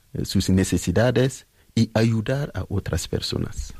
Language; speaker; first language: Spanish; non-native, fluent; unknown